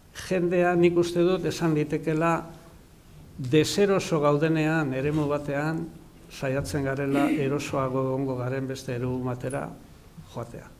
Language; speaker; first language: Basque; native; Basque